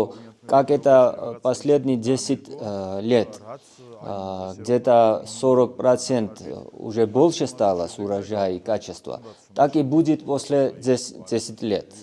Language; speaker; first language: Russian; non-native, fluent; Georgian